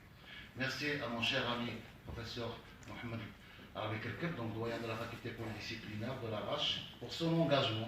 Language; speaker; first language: French; native; French